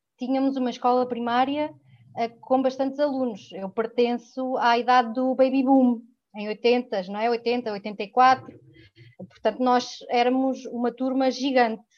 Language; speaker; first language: Portuguese; early bilingual, other home language; French